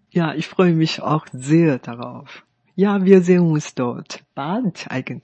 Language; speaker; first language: German; non-native, fluent; Chinese